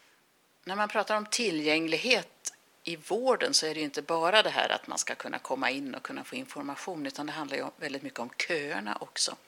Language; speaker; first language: Swedish; native; Swedish